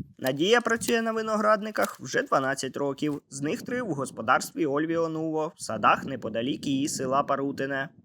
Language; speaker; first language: Ukrainian; native; Ukrainian